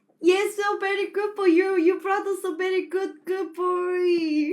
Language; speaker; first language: English; non-native, learner; Korean